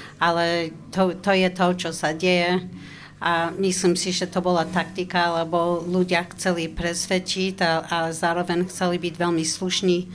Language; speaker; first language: Slovak; non-native, fluent; English